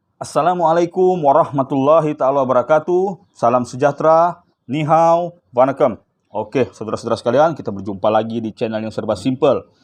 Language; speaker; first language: Malay; native; Malay